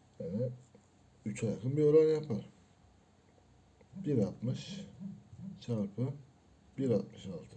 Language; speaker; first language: Turkish; native; Turkish